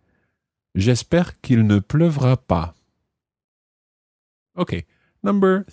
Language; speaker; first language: French; non-native, fluent; English